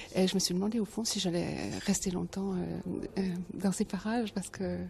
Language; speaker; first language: French; native; French